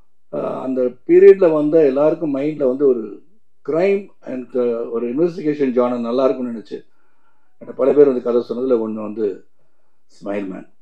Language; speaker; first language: Tamil; native; Tamil